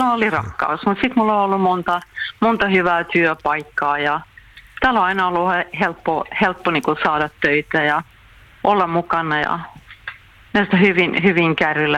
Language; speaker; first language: Finnish; non-native, local second language; Swedish